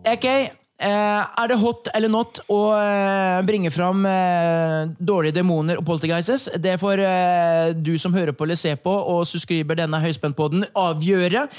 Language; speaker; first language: Norwegian; native; Norwegian